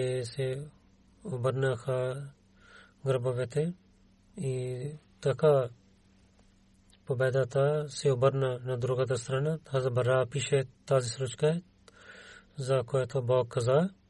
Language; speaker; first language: Bulgarian; non-native, learner; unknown